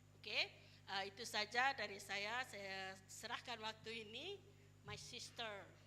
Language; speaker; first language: Malay; non-native, local second language; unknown